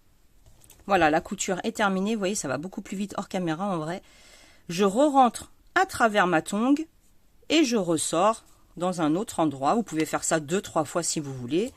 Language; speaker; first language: French; native; French